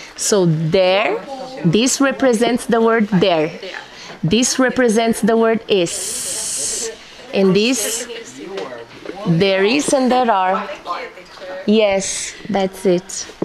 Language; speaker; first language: English; non-native, fluent; Portuguese